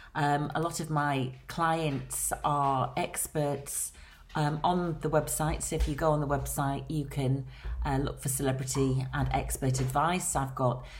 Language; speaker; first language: English; native; English